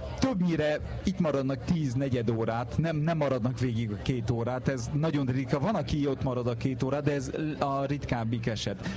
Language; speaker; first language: Hungarian; non-native, fluent; French